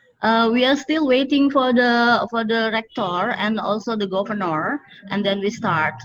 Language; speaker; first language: English; non-native, fluent; Indonesian